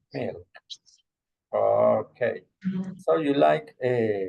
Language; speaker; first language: English; non-native, fluent; Spanish